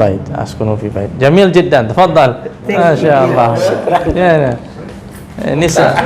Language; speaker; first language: Arabic; non-native, fluent; Indonesian